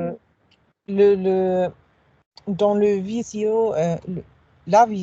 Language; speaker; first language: French; non-native, fluent; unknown